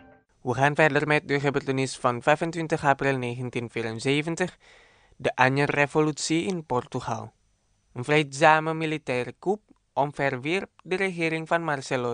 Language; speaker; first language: Dutch; non-native, fluent; Indonesian